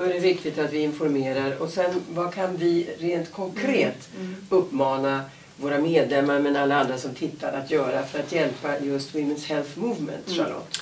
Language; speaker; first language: Swedish; native; Swedish